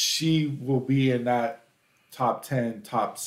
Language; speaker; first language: English; native; English